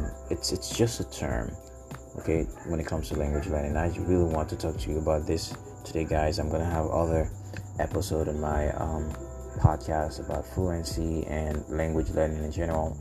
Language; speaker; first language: English; non-native, fluent; Haitian Creole